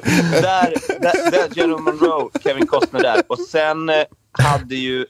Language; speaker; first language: Swedish; native; Swedish